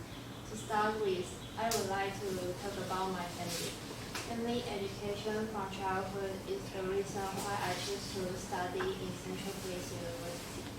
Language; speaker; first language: English; non-native, fluent; Chinese